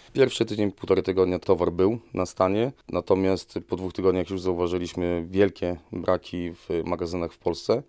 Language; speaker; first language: Polish; native; Polish